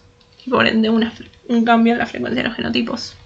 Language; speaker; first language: Spanish; native; Spanish